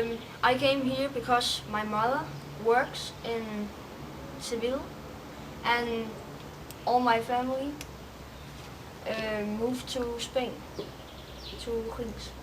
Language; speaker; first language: English; non-native, learner; Danish